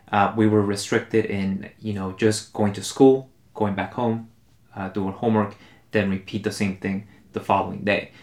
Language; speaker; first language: English; early bilingual, other home language; Spanish